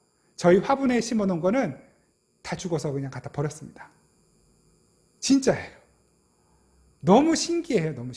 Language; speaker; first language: Korean; native; Korean